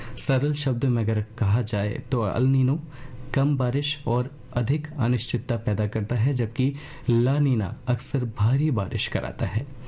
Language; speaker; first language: Hindi; native; Hindi